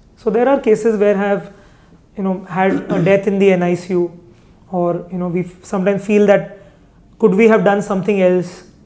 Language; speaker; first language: English; non-native, local second language; Hindi